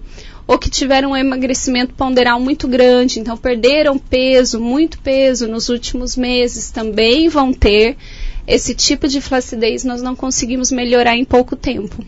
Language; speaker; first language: Portuguese; native; Portuguese